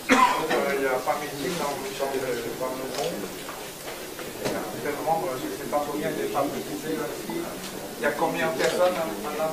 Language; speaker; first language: French; non-native, learner; Chinese